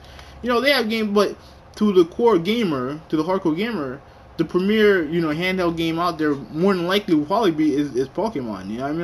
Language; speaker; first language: English; native; English